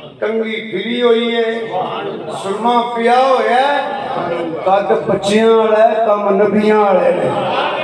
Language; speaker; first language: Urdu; non-native, local second language; Punjabi